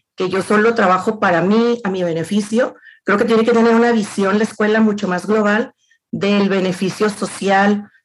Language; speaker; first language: Spanish; native; Spanish